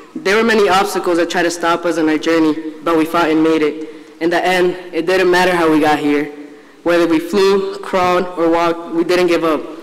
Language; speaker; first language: English; early bilingual, other home language; Spanish